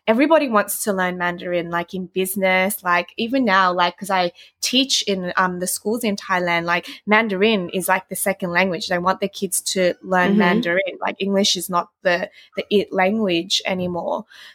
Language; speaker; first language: English; non-native, local second language; Vietnamese